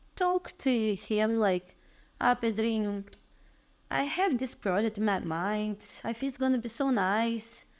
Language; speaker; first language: English; non-native, learner; Portuguese